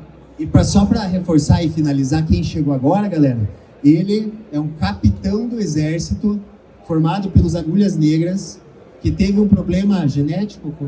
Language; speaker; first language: Portuguese; native; Portuguese